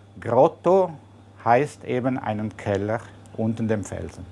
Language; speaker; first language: German; non-native, local second language; Italian